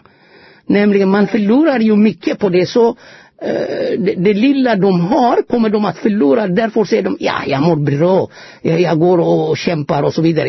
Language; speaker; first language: Swedish; non-native, fluent; Amharic